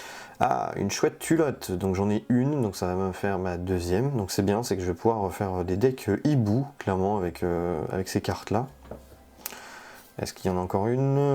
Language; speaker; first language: French; native; French